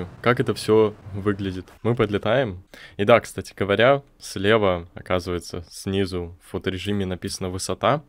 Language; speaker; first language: Russian; native; Russian